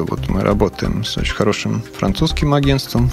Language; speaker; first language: Russian; non-native, fluent; Serbian